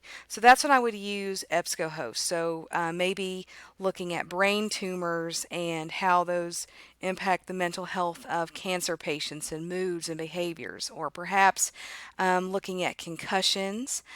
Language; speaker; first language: English; native; English